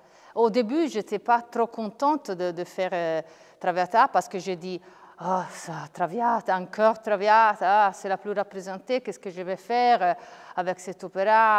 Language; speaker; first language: French; non-native, fluent; Italian